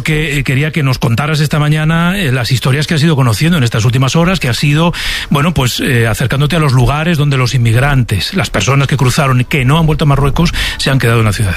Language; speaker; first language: Spanish; native; Spanish